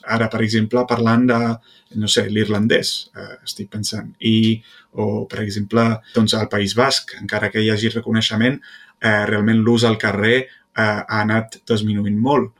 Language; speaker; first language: Catalan; non-native, fluent; Italian